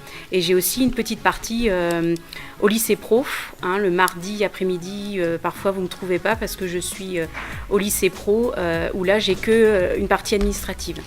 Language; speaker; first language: French; native; French